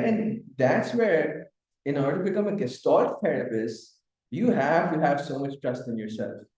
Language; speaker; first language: English; non-native, local second language; Urdu